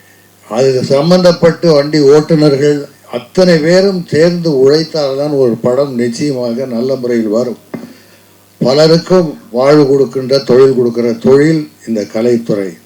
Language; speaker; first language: Tamil; native; Tamil